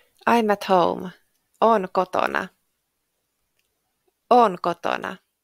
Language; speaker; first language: English; non-native, fluent; Finnish